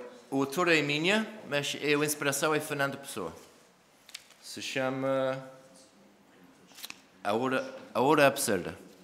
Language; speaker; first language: Portuguese; non-native, learner; English